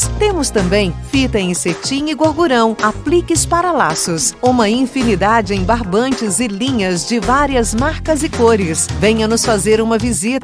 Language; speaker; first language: Portuguese; native; Portuguese